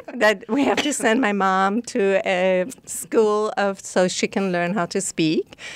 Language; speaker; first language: English; non-native, fluent; Persian